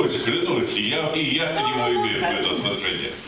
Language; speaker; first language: Russian; native; Russian